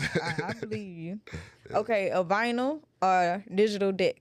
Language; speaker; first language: English; native; English